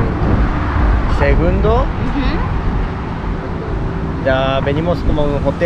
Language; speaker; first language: Spanish; non-native, learner; Japanese